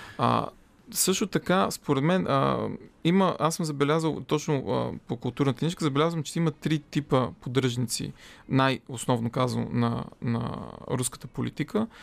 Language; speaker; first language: Bulgarian; native; Bulgarian